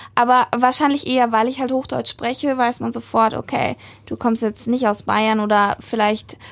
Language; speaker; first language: German; native; German